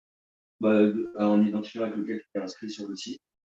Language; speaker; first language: French; native; French